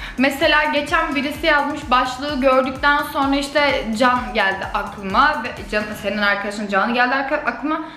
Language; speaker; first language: Turkish; native; Turkish